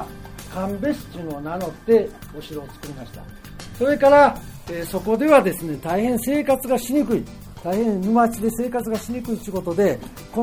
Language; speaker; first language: Japanese; native; Japanese